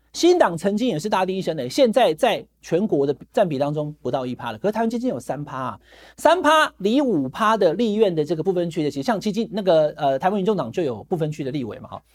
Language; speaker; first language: Chinese; native; Chinese